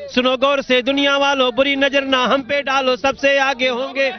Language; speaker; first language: Hindi; native; Hindi